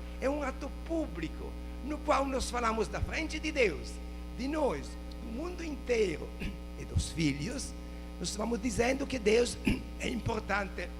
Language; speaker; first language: Portuguese; non-native, fluent; Italian